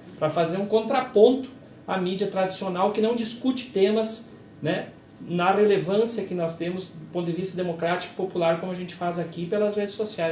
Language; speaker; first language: Portuguese; native; Portuguese